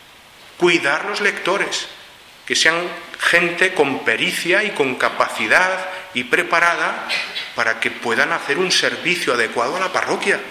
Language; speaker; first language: Spanish; native; Spanish